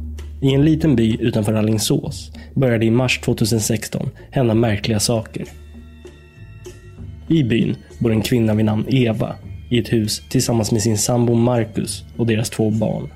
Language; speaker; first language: Swedish; native; Swedish